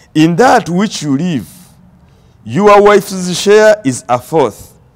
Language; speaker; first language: English; non-native, local second language; Ganda